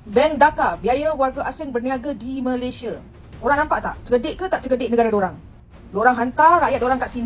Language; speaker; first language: Malay; native; Malay